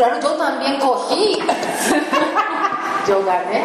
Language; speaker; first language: Spanish; non-native, learner; Japanese